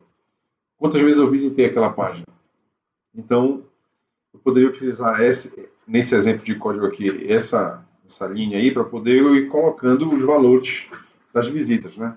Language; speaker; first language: Portuguese; native; Portuguese